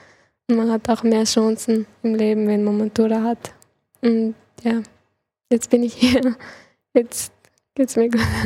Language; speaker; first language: German; early bilingual, other home language; Chechen